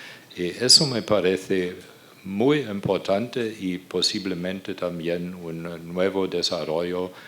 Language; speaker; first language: Spanish; non-native, fluent; German